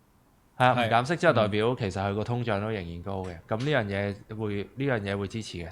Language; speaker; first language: Cantonese; native; Cantonese